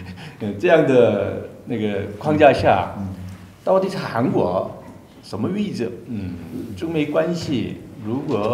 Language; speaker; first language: Chinese; non-native, fluent; Korean